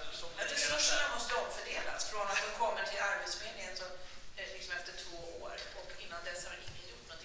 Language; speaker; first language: Swedish; native; Swedish